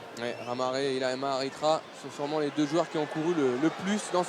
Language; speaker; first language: French; native; French